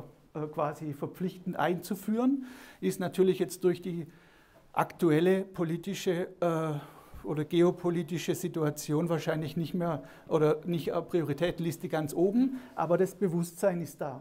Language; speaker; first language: German; native; German